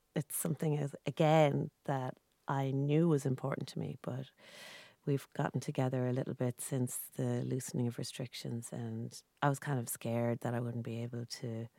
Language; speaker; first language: English; non-native, local second language; Irish